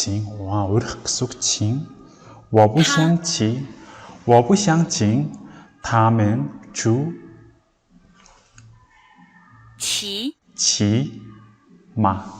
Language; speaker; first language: Chinese; non-native, fluent; Mongolian